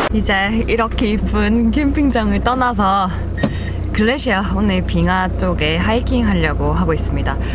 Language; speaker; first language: Korean; native; Korean